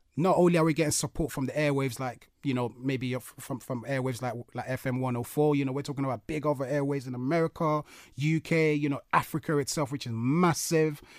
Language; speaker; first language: English; native; English